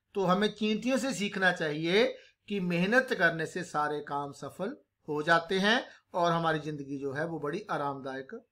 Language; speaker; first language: Hindi; non-native, local second language; Punjabi